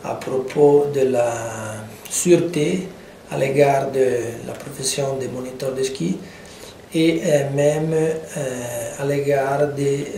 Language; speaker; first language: French; non-native, local second language; Italian